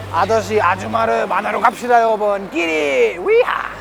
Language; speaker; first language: Korean; non-native, fluent; German